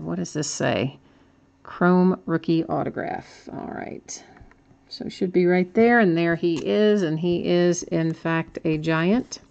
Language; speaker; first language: English; native; English